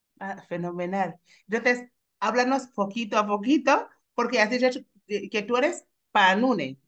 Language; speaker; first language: Spanish; non-native, fluent; English